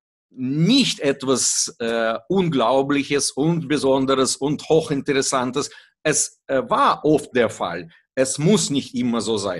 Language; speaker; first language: German; non-native, fluent; Russian